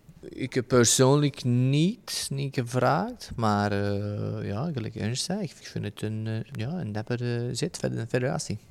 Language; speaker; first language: Dutch; non-native, fluent; English